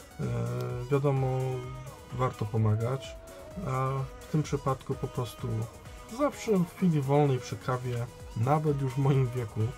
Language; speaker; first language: Polish; native; Polish